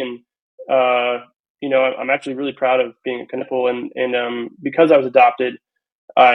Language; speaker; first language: English; native; English